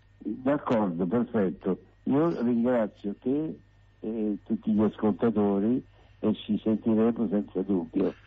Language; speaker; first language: Italian; native; Italian